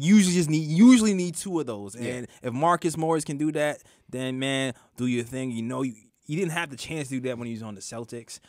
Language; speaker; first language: English; native; English